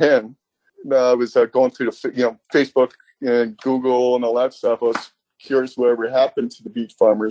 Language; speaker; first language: English; native; English